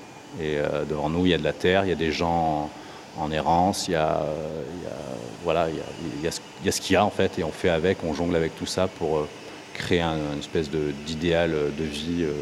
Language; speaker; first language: French; native; French